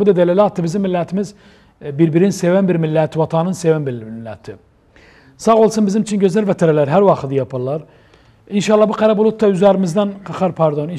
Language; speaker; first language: Turkish; native; Turkish